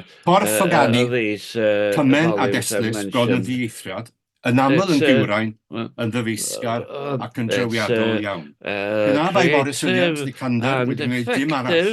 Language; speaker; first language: Welsh; native; Welsh